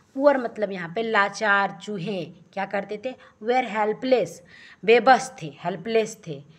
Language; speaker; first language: Hindi; native; Hindi